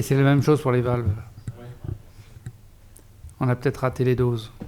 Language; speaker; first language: French; native; French